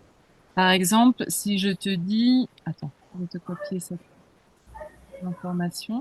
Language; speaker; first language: French; native; French